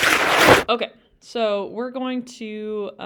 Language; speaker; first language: English; native; English